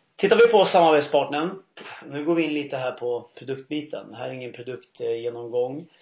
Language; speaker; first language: Swedish; early bilingual, heritage; Swedish